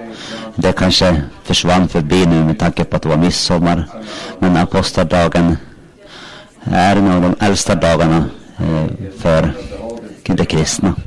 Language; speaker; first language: Swedish; non-native, local second language; Finnish